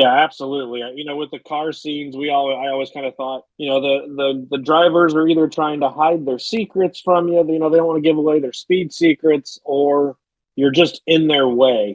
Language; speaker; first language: English; native; English